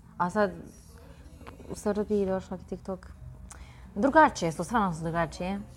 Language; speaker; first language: Serbian; non-native, fluent; Chinese